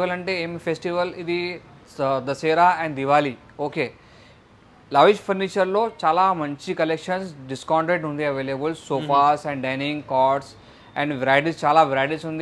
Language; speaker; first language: Telugu; non-native, local second language; Urdu